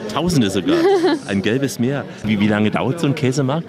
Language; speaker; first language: German; native; German